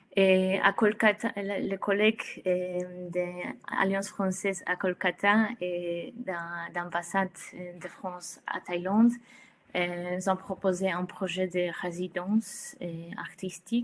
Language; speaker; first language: French; non-native, fluent; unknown